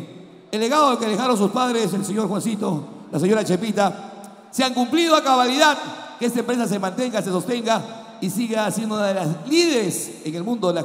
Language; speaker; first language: Spanish; native; Spanish